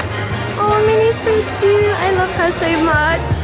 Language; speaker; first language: English; native; English